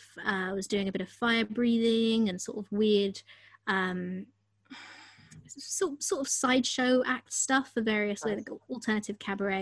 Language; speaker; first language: English; native; English